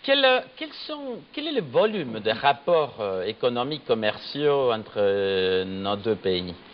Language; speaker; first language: French; non-native, fluent; Spanish